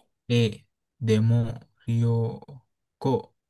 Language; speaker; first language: Japanese; non-native, learner; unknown